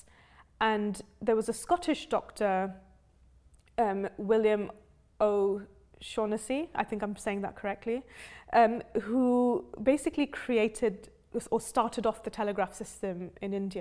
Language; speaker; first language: English; non-native, local second language; Hindi